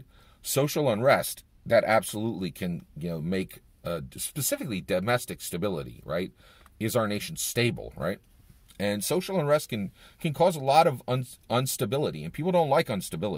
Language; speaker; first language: English; native; English